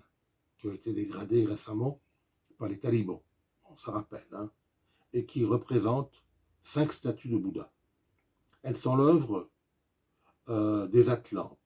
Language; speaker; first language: French; native; French